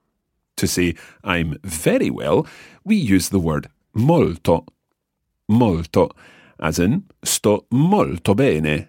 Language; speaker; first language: Italian; non-native, fluent; English